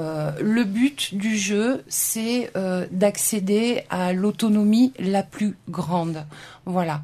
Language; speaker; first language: French; native; French